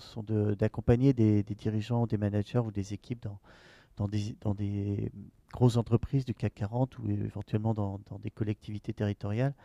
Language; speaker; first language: French; native; French